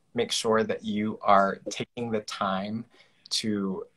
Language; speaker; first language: English; native; English